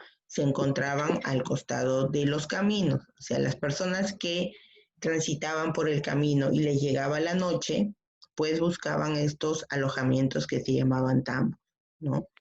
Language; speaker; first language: Spanish; native; Spanish